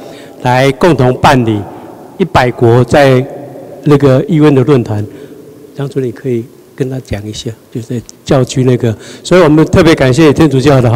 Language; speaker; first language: Chinese; native; Chinese